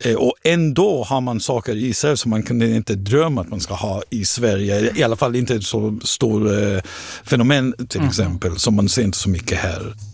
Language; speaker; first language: Swedish; non-native, fluent; Hebrew